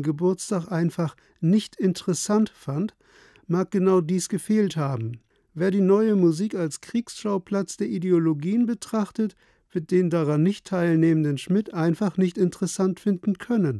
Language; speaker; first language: German; native; German